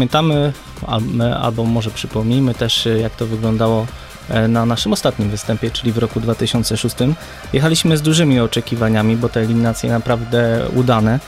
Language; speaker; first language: Polish; native; Polish